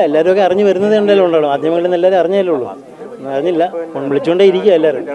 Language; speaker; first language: Malayalam; native; Malayalam